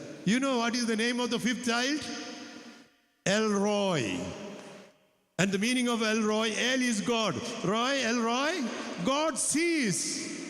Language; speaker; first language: English; non-native, local second language; Malayalam